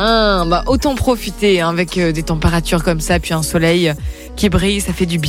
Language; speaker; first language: French; native; French